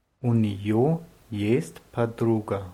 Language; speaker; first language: Russian; non-native, learner; German